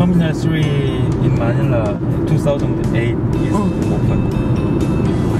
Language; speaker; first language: English; non-native, learner; Korean